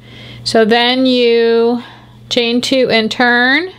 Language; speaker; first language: English; native; English